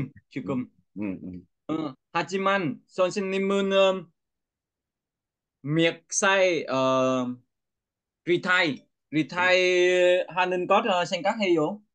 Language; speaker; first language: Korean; non-native, learner; Vietnamese